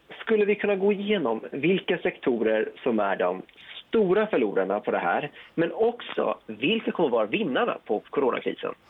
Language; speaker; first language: Swedish; native; Swedish